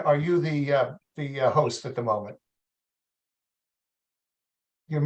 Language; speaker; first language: English; native; English